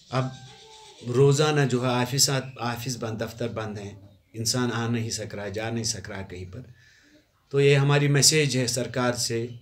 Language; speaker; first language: Hindi; non-native, local second language; Kashmiri